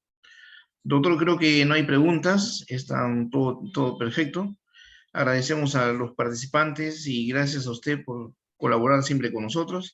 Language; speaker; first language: Spanish; native; Spanish